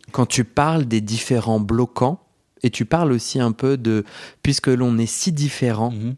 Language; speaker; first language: French; native; French